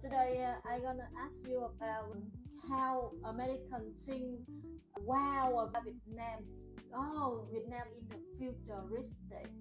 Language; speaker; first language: English; non-native, learner; Vietnamese